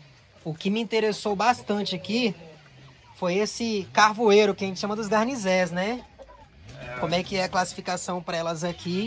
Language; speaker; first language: Portuguese; native; Portuguese